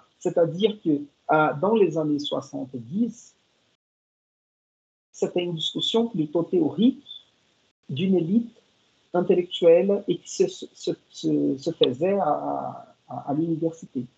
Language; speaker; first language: French; non-native, fluent; Portuguese